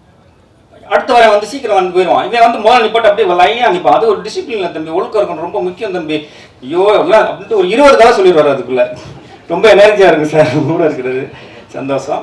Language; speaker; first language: Tamil; native; Tamil